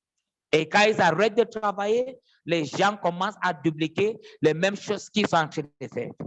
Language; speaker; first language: French; non-native, fluent; English